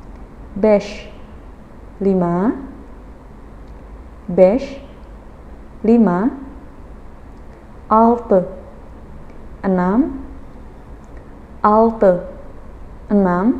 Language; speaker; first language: Turkish; non-native, fluent; Indonesian